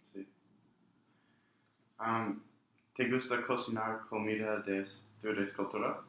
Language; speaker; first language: Spanish; non-native, learner; English